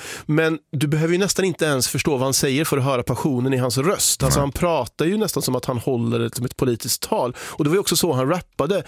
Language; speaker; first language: Swedish; native; Swedish